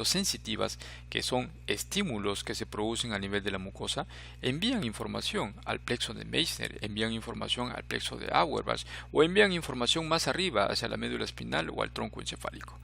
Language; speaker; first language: Spanish; native; Spanish